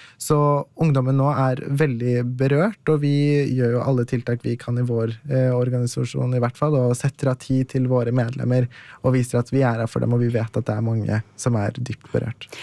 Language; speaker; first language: Norwegian; early bilingual, other home language; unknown